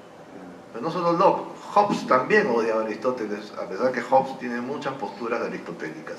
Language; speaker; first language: Spanish; native; Spanish